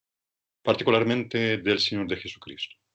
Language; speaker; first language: Spanish; non-native, fluent; Russian